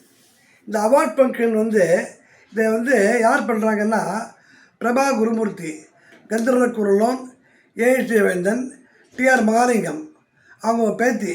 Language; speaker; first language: Tamil; native; Tamil